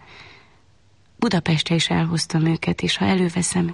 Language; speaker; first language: Hungarian; non-native, fluent; Chinese